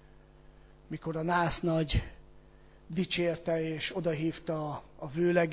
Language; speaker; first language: Hungarian; native; Hungarian